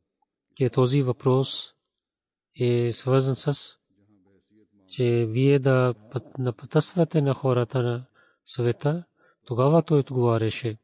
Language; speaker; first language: Bulgarian; non-native, learner; Urdu